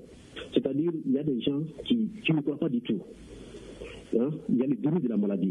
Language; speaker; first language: French; non-native, local second language; Bambara